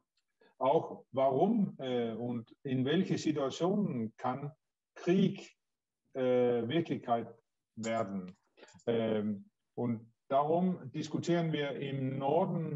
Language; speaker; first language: German; non-native, learner; Danish